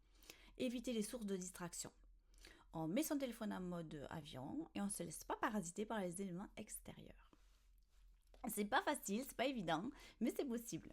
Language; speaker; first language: French; native; French